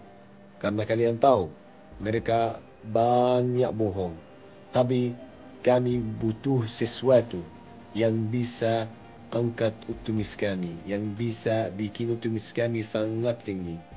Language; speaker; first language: Indonesian; non-native, fluent; Arabic